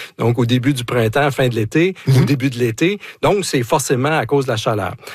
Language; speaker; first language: French; native; French